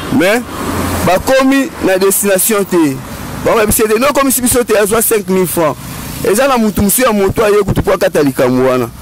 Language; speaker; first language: Lingala; non-native, local second language; Kongo